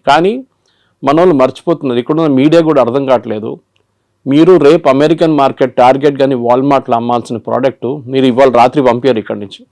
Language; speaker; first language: Telugu; non-native, local second language; Malayalam